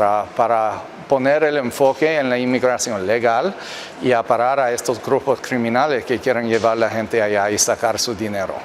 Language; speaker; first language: Spanish; non-native, fluent; English